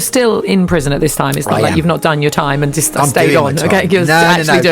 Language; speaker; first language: English; native; English